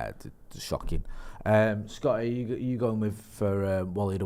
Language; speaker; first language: English; native; English